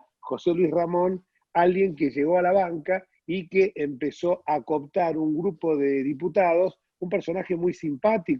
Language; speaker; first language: Spanish; native; Spanish